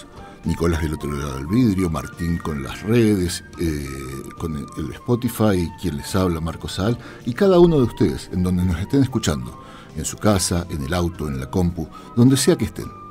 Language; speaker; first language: Spanish; native; Spanish